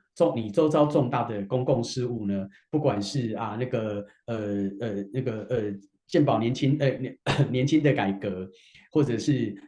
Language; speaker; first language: Chinese; native; Chinese